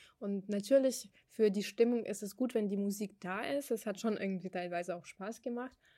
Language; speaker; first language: German; non-native, fluent; Ukrainian